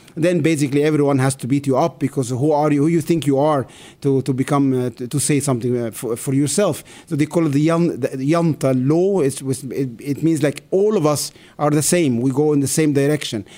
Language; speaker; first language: English; non-native, fluent; Arabic